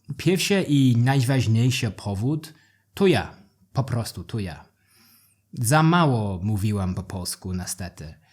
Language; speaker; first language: Polish; non-native, learner; English